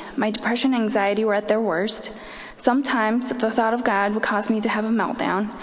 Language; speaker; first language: English; early bilingual, other home language; Chinese